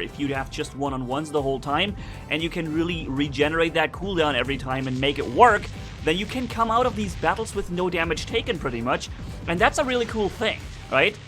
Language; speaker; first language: English; non-native, fluent; German